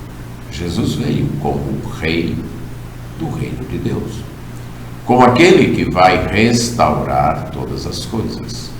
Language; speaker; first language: Portuguese; native; Portuguese